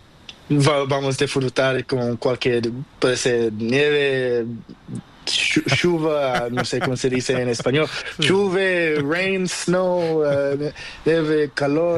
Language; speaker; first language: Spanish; non-native, learner; Portuguese